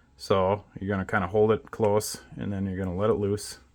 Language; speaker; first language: English; native; English